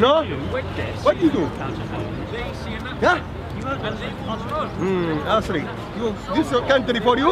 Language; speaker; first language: English; non-native, learner; Arabic